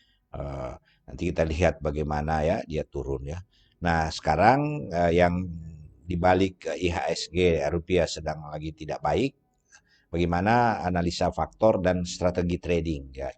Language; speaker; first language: Indonesian; native; Indonesian